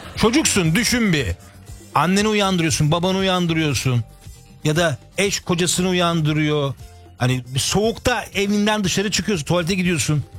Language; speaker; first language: Turkish; early bilingual, heritage; Turkish